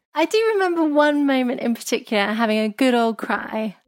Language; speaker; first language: English; native; English